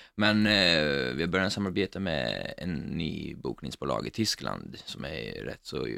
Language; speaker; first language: Swedish; non-native, fluent; Italian